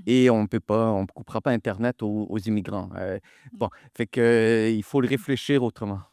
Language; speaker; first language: French; early bilingual, other home language; Hungarian